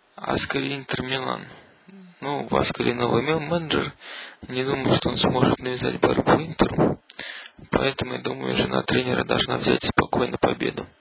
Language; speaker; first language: Russian; native; Russian